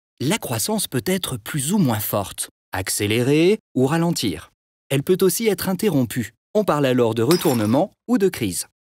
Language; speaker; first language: French; native; French